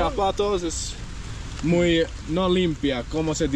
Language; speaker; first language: Spanish; non-native, learner; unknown